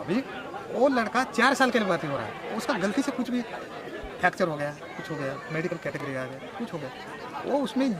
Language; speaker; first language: Hindi; non-native, local second language; Marathi